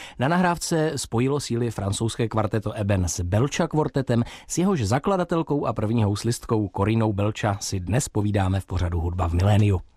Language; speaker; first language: Czech; native; Czech